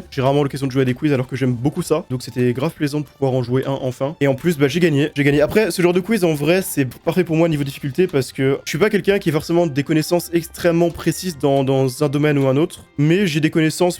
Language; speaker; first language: French; native; French